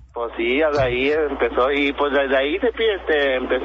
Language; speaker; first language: Spanish; native; Spanish